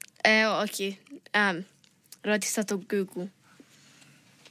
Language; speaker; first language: Greek; early bilingual, heritage; Greek